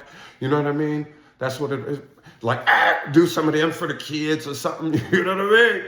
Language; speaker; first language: English; native; English